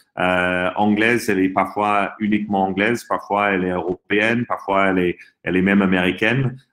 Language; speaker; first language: French; non-native, fluent; English